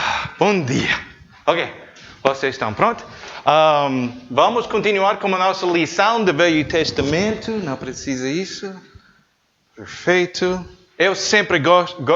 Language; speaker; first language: Portuguese; non-native, learner; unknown